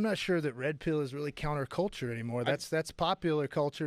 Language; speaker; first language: English; native; English